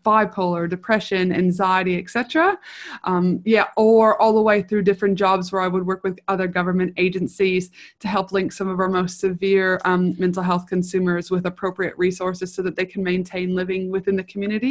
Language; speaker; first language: English; native; English